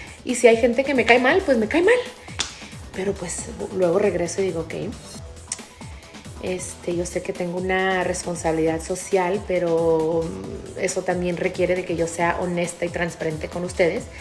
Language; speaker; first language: Spanish; early bilingual, other home language; English